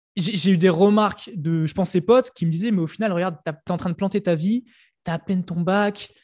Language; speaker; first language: French; native; French